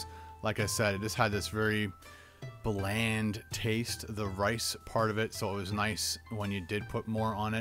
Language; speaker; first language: English; native; English